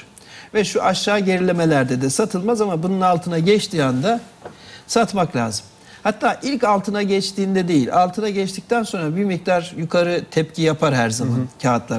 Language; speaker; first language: Turkish; native; Turkish